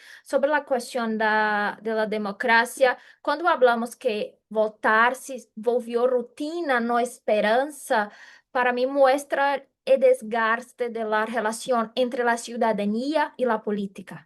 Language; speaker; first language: Spanish; non-native, fluent; Portuguese